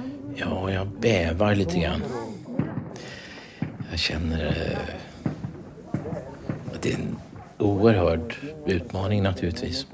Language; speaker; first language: Swedish; native; Swedish